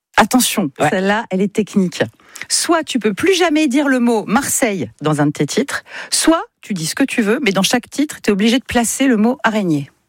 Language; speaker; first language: French; native; French